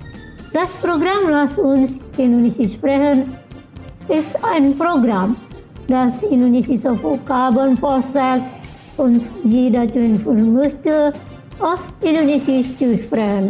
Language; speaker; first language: German; non-native, fluent; Indonesian